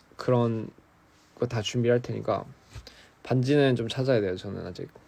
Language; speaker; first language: Korean; early bilingual, heritage; English